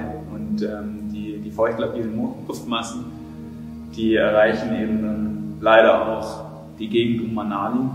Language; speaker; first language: German; native; German